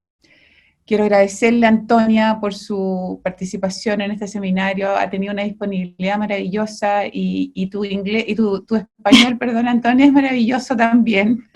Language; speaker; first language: Spanish; native; Spanish